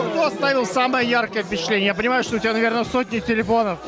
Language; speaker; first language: Russian; native; Russian